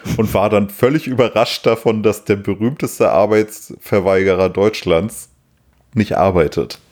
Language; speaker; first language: German; native; German